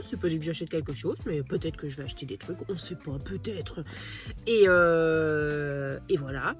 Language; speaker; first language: French; native; French